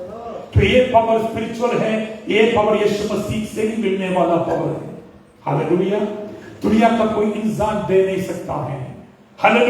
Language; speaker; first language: Hindi; non-native, local second language; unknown